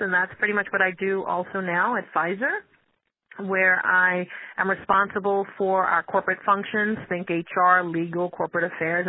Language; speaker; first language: English; native; English